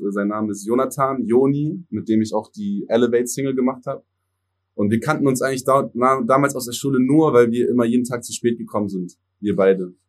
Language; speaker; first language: German; early bilingual, other home language; English